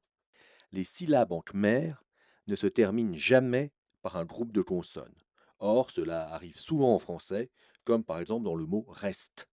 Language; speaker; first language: French; native; French